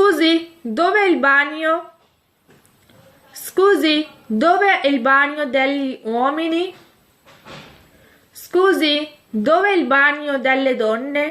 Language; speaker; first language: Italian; non-native, fluent; Urdu